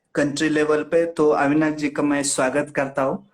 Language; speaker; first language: Hindi; non-native, local second language; Marathi